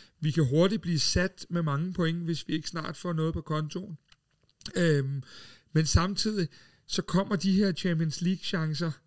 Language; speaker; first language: Danish; native; Danish